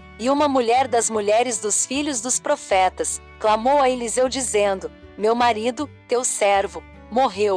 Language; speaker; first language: Portuguese; native; Portuguese